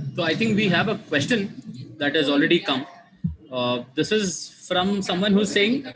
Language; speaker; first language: English; non-native, local second language; Marathi